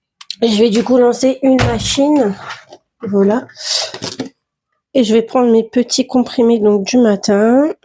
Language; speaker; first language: French; native; French